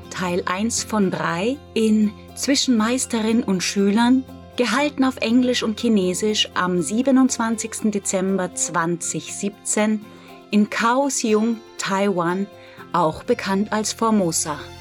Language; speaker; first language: German; native; German